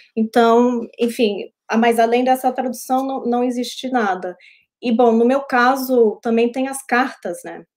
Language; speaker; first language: Portuguese; early bilingual, heritage; Portuguese